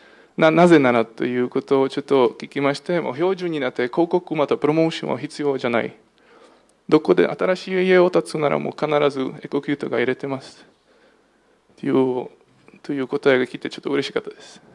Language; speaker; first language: Japanese; non-native, fluent; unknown